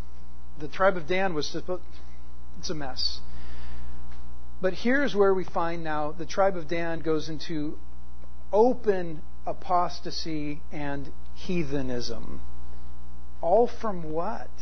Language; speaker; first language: English; native; English